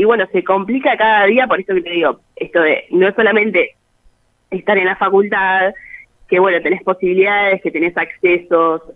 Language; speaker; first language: Spanish; native; Spanish